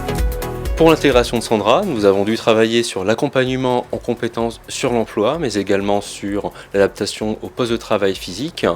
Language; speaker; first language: French; native; French